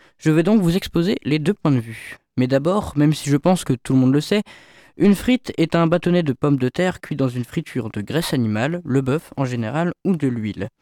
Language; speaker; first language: French; native; French